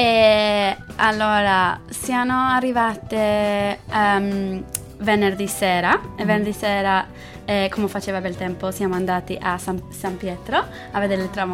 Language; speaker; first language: Italian; non-native, learner; English